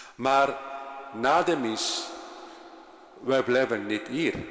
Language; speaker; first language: Dutch; non-native, fluent; Spanish